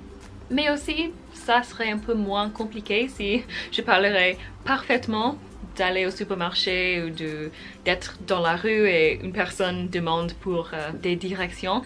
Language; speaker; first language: French; non-native, fluent; English